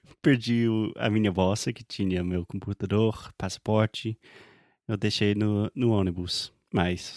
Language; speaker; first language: Portuguese; non-native, fluent; English